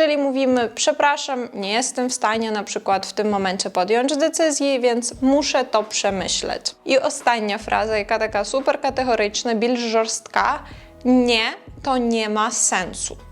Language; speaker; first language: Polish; non-native, fluent; Ukrainian